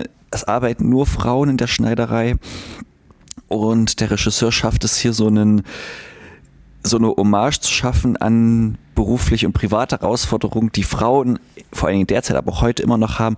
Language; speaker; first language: German; native; German